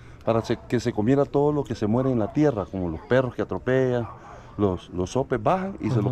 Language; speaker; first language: Spanish; native; Spanish